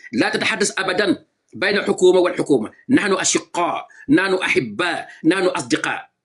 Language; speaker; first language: Arabic; non-native, fluent; Wolof